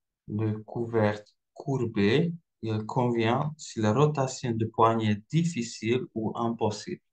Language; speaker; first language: French; non-native, fluent; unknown